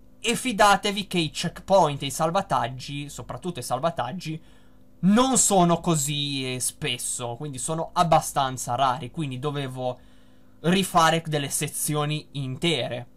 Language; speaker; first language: Italian; native; Italian